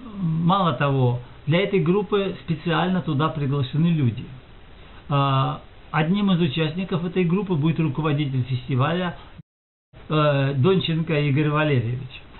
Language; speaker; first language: Russian; native; Russian